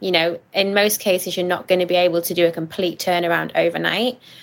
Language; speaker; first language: English; native; English